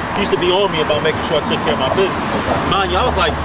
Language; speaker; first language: English; native; English